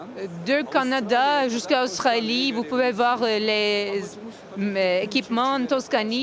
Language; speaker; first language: French; non-native, learner; Turkish